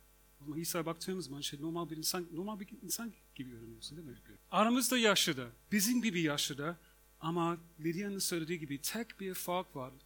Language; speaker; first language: Turkish; non-native, fluent; English